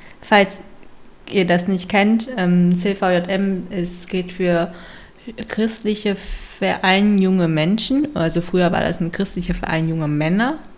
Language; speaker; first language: German; early bilingual, other home language; Vietnamese